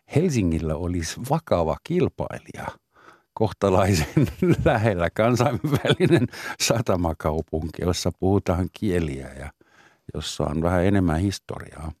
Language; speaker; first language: Finnish; non-native, fluent; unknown